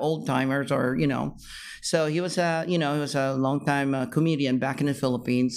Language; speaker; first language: English; non-native, local second language; Filipino